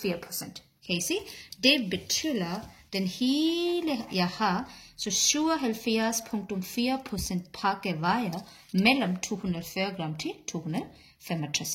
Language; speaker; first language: Danish; non-native, learner; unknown